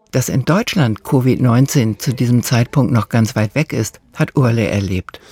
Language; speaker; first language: German; native; German